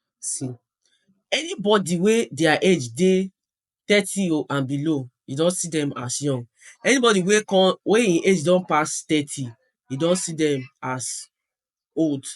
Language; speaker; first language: Nigerian Pidgin; non-native, local second language; Yoruba